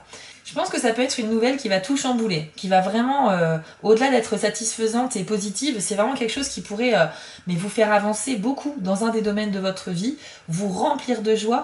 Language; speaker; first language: French; native; French